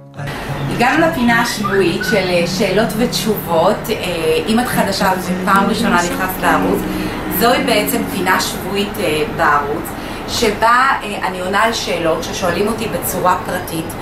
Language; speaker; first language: Hebrew; native; Hebrew